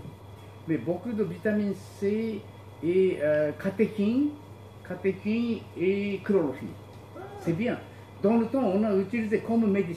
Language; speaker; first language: French; non-native, learner; Japanese